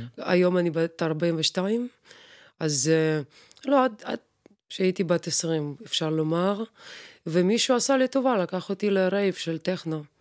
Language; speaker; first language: Hebrew; non-native, fluent; Russian